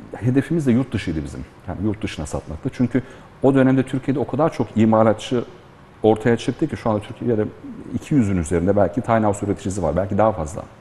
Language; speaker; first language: Turkish; early bilingual, heritage; Turkish